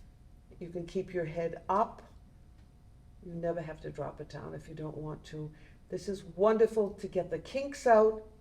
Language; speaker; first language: English; native; English